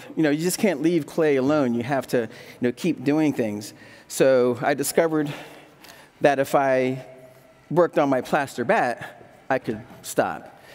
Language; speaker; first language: English; native; English